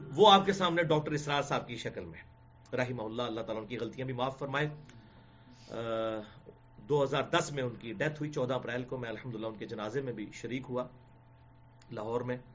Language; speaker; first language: Urdu; non-native, local second language; Punjabi